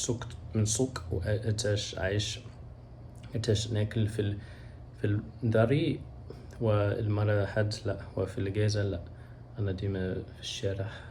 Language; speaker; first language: Arabic; non-native, learner; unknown